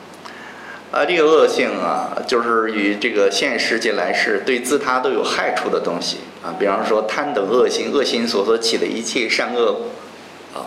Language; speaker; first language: Chinese; native; Chinese